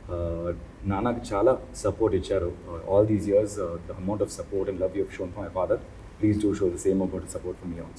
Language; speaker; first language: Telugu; non-native, learner; Tamil